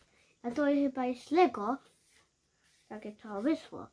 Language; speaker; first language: Polish; early bilingual, heritage; Polish